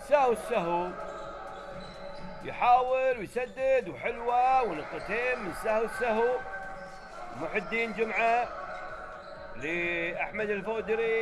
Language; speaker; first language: Arabic; native; Arabic